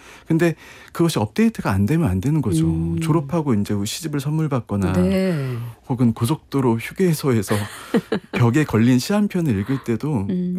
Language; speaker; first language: Korean; native; Korean